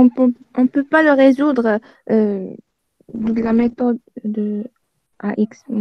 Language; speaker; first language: French; non-native, local second language; Arabic